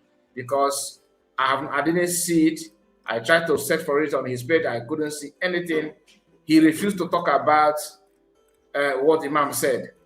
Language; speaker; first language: English; non-native, local second language; Igbo